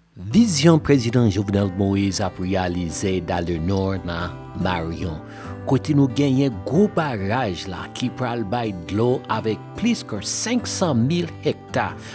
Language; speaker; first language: Haitian Creole; non-native, fluent; English